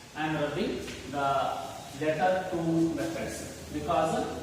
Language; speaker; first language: English; non-native, local second language; Kannada